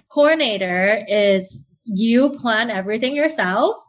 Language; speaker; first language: English; early bilingual, other home language; Chinese